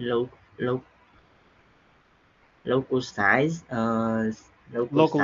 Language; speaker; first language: English; non-native, learner; Vietnamese